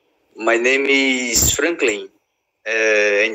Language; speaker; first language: English; non-native, learner; Portuguese